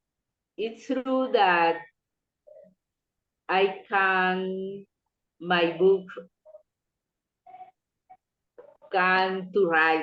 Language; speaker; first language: English; non-native, local second language; Spanish